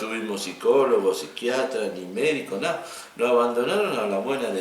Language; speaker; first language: Spanish; native; Spanish